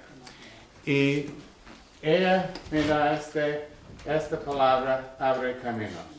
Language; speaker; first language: Spanish; non-native, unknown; English